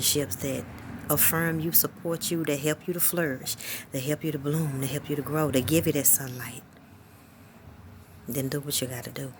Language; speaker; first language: English; native; English